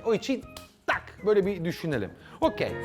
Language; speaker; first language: Turkish; non-native, learner; Italian